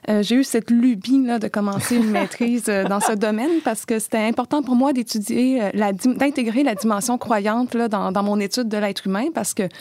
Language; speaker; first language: French; native; French